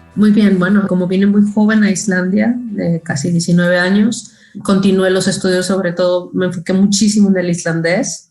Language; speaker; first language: Spanish; native; Spanish